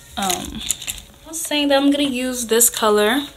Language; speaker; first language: English; native; English